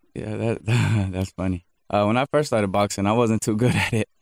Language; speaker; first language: English; native; English